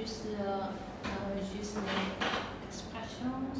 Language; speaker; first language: French; non-native, learner; Khmer